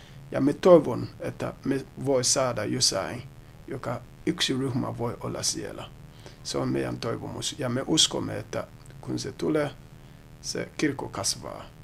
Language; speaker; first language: Finnish; non-native, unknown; Akan